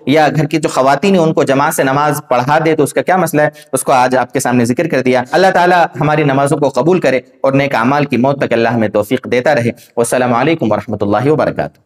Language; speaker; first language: Hindi; native; Hindi